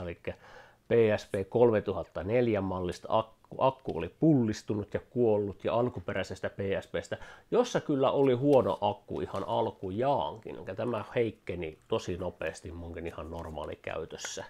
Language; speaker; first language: Finnish; native; Finnish